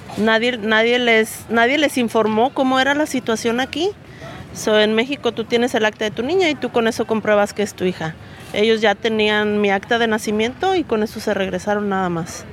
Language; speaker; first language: Spanish; native; Spanish